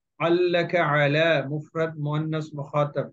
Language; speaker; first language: Arabic; non-native, fluent; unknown